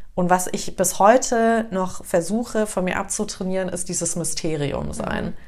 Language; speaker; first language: German; native; German